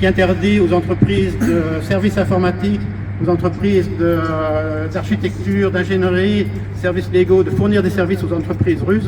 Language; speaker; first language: French; native; French